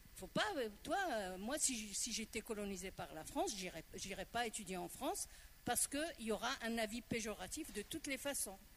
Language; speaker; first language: French; non-native, local second language; Arabic